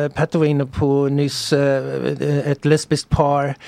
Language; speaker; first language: Swedish; early bilingual, other home language; English